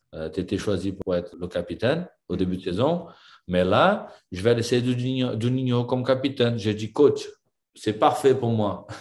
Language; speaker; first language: French; non-native, fluent; Portuguese